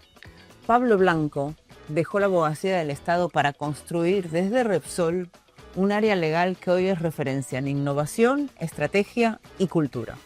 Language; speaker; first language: Spanish; native; Spanish